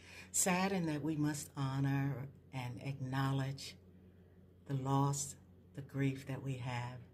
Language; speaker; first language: English; native; English